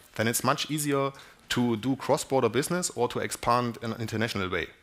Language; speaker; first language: English; non-native, fluent; German